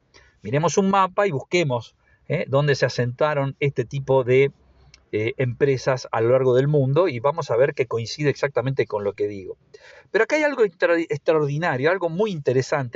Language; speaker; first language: Spanish; native; Spanish